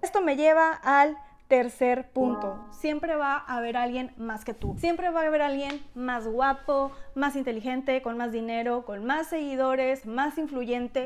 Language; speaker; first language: Spanish; native; Spanish